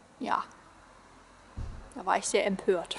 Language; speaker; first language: German; native; German